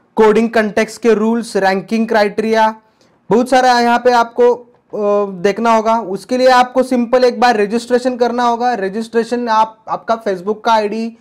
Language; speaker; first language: Hindi; non-native, local second language; Marathi